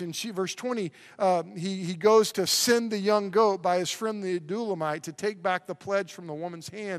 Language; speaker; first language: English; native; English